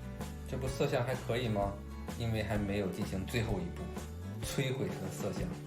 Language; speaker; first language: Chinese; native; Chinese